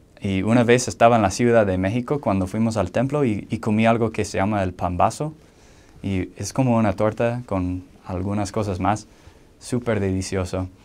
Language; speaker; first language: Spanish; non-native, fluent; English